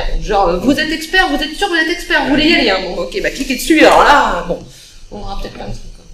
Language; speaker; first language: French; native; French